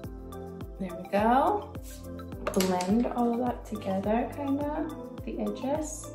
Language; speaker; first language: English; non-native, fluent; Swedish